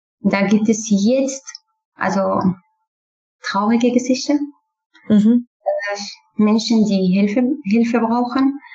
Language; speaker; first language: German; non-native, learner; Kurdish